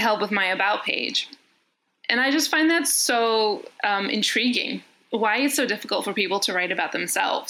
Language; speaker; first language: English; native; English